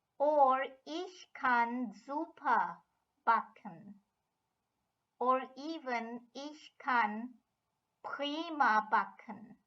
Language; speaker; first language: German; non-native, fluent; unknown